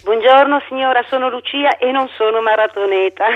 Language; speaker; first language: Italian; native; Italian